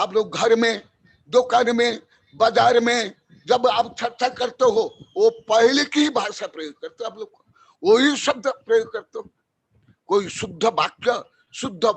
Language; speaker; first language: Hindi; native; Hindi